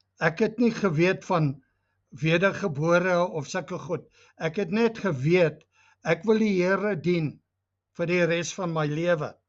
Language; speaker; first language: Afrikaans; non-native, local second language; English